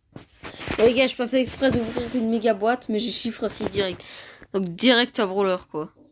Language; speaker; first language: French; native; French